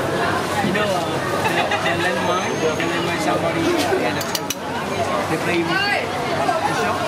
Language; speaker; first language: English; non-native, learner; Khmer